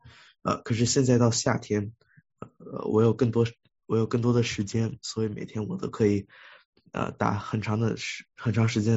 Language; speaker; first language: Chinese; early bilingual, heritage; Chinese